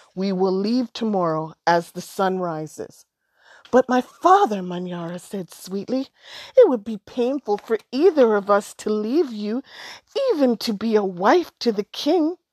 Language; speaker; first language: English; native; English